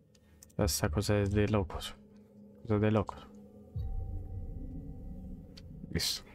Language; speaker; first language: Spanish; native; Spanish